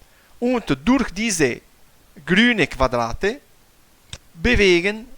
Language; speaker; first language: German; non-native, fluent; Italian